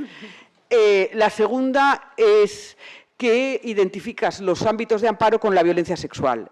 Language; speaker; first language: Spanish; native; Spanish